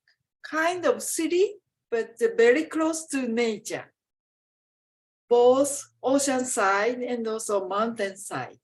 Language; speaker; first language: English; non-native, fluent; Japanese